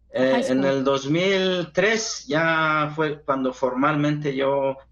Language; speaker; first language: Spanish; non-native, local second language; Zapotec